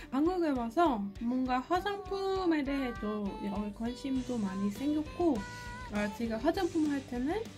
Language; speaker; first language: Korean; non-native, fluent; Dutch